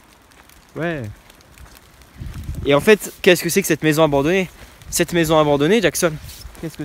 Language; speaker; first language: French; native; French